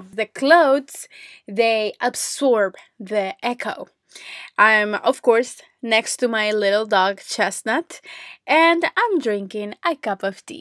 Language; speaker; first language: English; non-native, fluent; Spanish